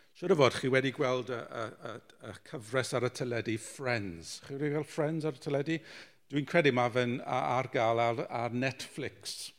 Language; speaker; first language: Welsh; non-native, local second language; English